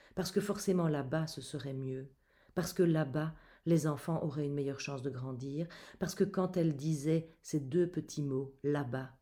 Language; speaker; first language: French; native; French